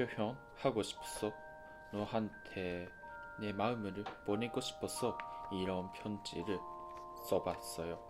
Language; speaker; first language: Korean; non-native, fluent; Japanese